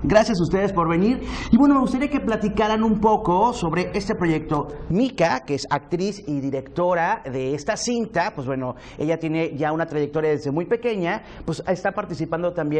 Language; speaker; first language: Spanish; native; Spanish